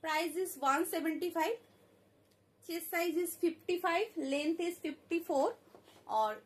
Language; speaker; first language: Hindi; non-native, local second language; Bangla